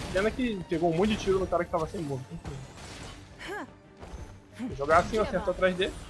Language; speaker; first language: Portuguese; native; Portuguese